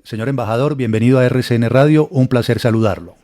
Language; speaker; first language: Spanish; native; Spanish